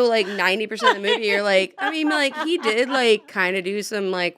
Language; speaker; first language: English; native; English